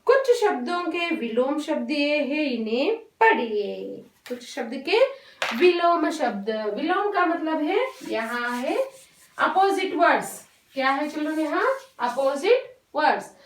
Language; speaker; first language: Hindi; non-native, local second language; Kannada